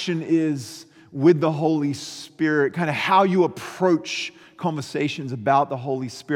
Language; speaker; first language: English; native; English